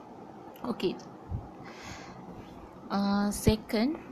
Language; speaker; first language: English; non-native, learner; Malay